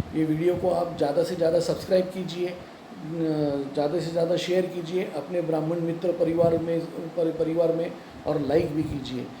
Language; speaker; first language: Hindi; non-native, local second language; Marathi